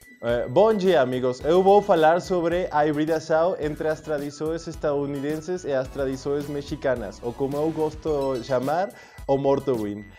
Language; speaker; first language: Portuguese; non-native, learner; Spanish